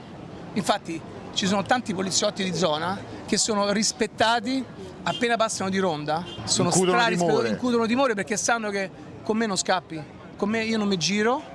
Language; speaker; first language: Italian; native; Italian